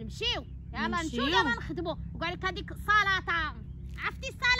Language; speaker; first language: Arabic; native; Arabic